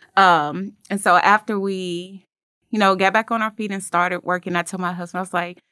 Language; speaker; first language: English; native; English